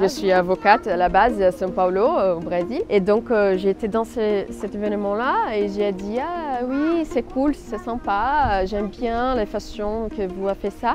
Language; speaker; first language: French; non-native, fluent; Portuguese